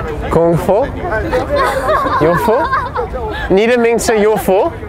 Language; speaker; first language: Chinese; non-native, learner; English